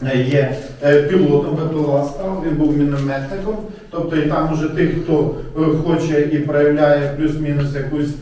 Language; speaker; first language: Ukrainian; native; Ukrainian